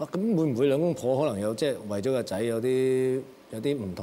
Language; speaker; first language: Cantonese; native; Cantonese